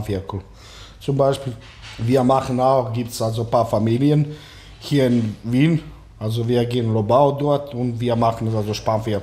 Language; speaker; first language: German; non-native, learner; Serbian